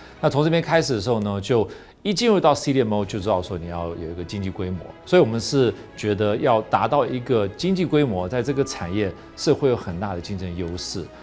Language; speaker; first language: Chinese; non-native, fluent; English